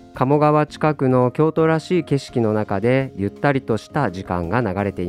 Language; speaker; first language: Japanese; native; Japanese